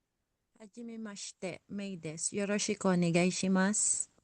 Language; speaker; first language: Japanese; non-native, learner; Filipino